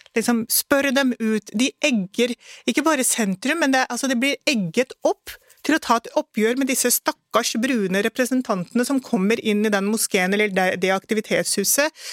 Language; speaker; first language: Norwegian; early bilingual, other home language; Urdu